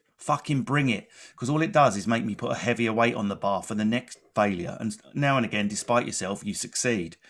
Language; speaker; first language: English; native; English